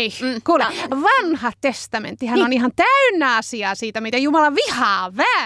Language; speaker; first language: Finnish; native; Finnish